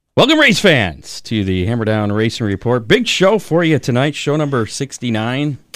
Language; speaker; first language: English; native; English